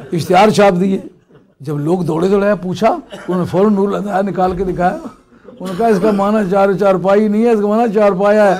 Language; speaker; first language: Urdu; non-native, local second language; Punjabi